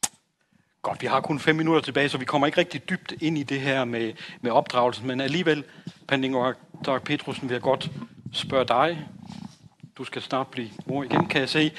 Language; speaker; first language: Danish; native; Danish